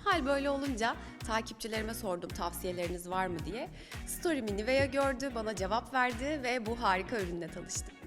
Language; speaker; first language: Turkish; native; Turkish